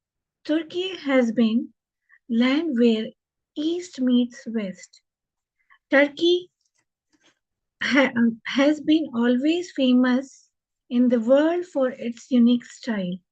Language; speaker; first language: English; non-native, local second language; Hindi